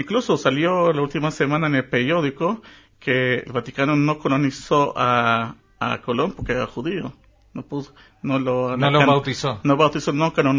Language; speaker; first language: Spanish; early bilingual, heritage; Spanish